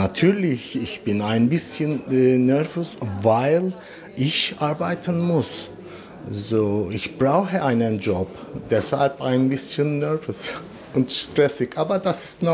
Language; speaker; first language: German; non-native, learner; Turkish